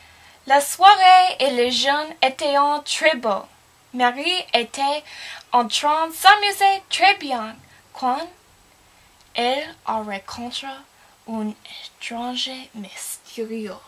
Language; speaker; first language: French; non-native, learner; English